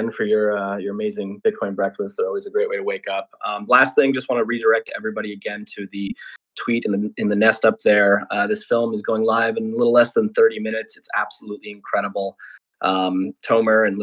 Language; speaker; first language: English; native; English